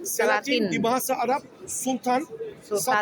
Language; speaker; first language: Indonesian; non-native, learner; Turkish